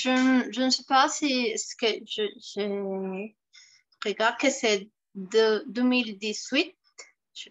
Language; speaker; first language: French; non-native, fluent; Spanish